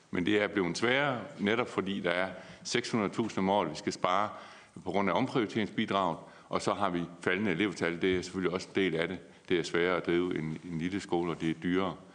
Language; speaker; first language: Danish; native; Danish